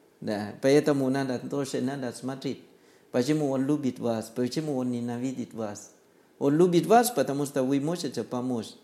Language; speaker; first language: Russian; non-native, learner; Thai